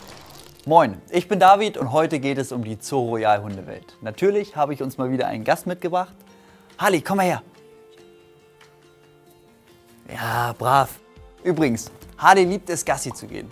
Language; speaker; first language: German; native; German